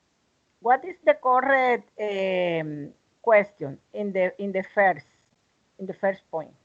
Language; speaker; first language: English; non-native, learner; Spanish